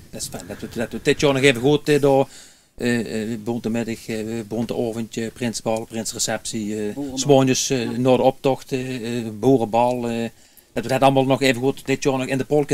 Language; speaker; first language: Dutch; native; Dutch